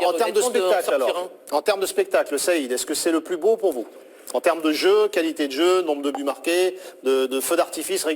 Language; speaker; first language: French; native; French